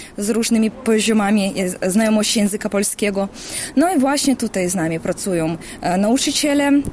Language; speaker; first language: Polish; non-native, learner; Russian